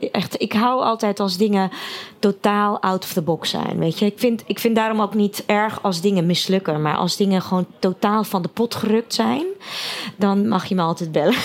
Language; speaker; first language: Dutch; early bilingual, other home language; Russian